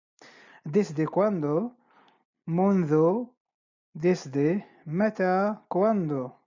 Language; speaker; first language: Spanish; non-native, fluent; Arabic